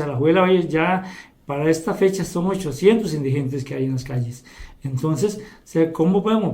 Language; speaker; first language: Spanish; native; Spanish